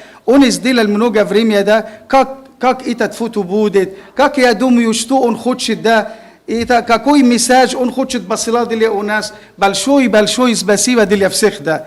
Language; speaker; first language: Russian; non-native, learner; Arabic